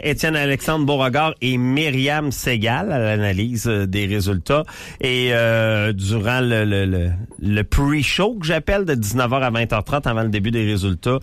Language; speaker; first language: French; native; French